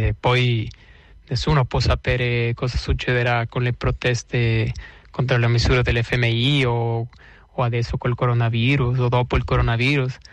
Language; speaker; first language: Italian; non-native, fluent; Spanish